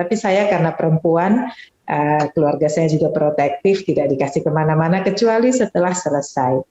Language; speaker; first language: Indonesian; native; Indonesian